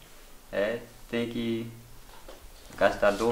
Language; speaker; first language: Portuguese; non-native, local second language; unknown